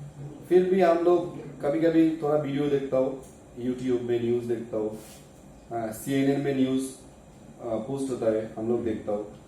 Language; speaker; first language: Hindi; non-native, learner; Bangla